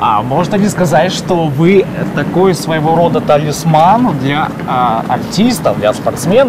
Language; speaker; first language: Russian; native; Russian